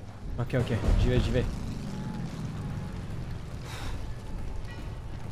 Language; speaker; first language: French; native; French